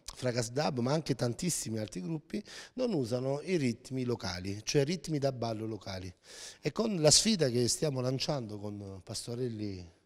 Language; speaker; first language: Italian; native; Italian